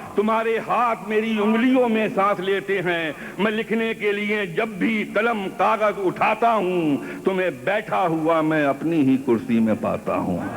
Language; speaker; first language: Urdu; native; Urdu